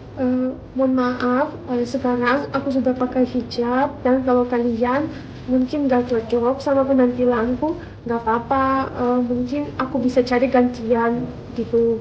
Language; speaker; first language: Indonesian; non-native, fluent; Russian